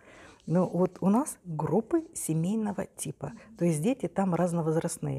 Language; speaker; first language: Russian; native; Russian